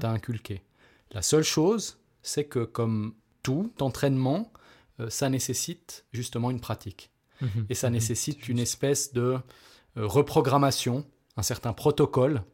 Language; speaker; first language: French; native; French